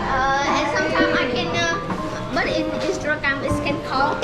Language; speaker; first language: English; non-native, learner; Vietnamese